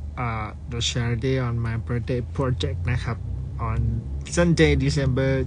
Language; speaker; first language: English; non-native, learner; Thai